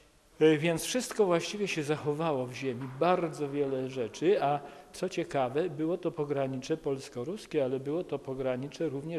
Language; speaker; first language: Polish; native; Polish